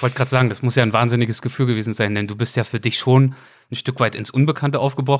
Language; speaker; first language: German; native; German